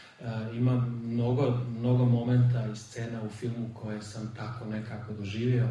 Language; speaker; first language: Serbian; early bilingual, heritage; Serbian